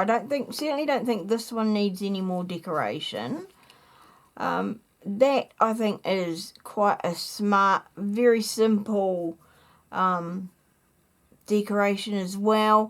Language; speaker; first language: English; native; English